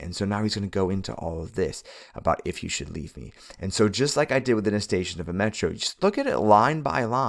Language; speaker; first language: English; native; English